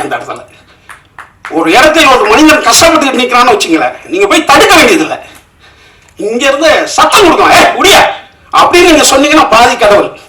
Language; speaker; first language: Tamil; native; Tamil